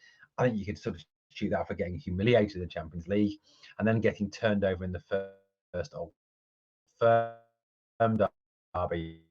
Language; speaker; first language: English; native; English